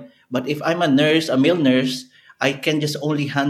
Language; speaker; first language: English; non-native, local second language; Bikol